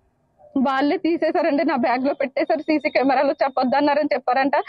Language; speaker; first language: Telugu; native; Telugu